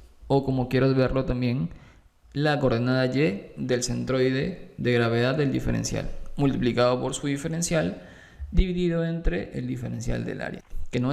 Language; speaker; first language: Spanish; native; Spanish